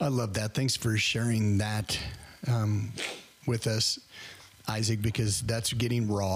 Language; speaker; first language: English; native; English